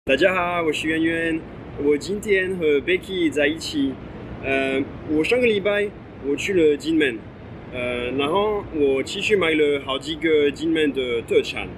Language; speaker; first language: Chinese; non-native, fluent; French